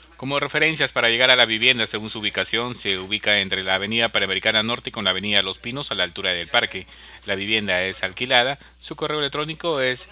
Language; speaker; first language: Spanish; native; Spanish